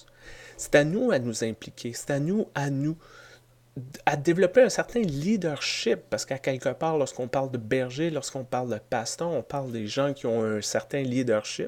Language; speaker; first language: French; native; French